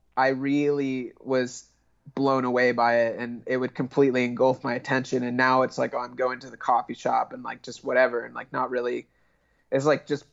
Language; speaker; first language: English; native; English